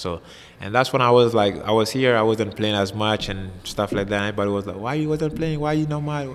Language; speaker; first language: English; non-native, fluent; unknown